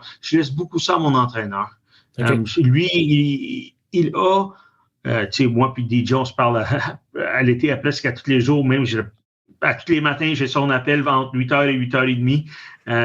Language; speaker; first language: French; native; French